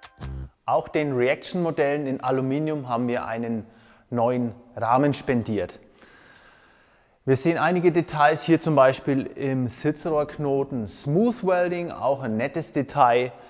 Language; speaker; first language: German; native; German